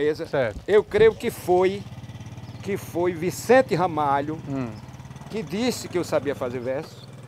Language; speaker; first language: Portuguese; native; Portuguese